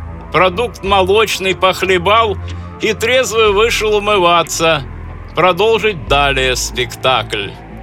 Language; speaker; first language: Russian; native; Russian